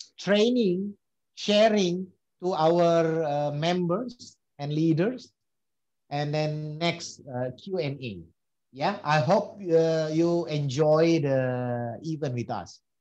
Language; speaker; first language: English; non-native, learner; Korean